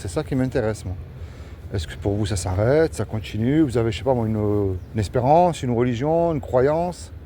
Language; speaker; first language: French; native; French